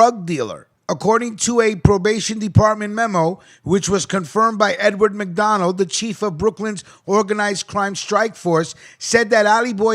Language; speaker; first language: English; native; English